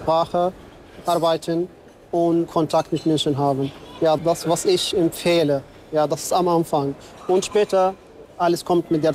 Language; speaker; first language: German; non-native, fluent; Arabic